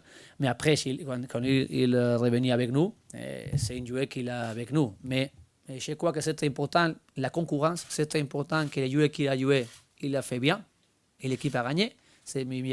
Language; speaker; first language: French; non-native, learner; Spanish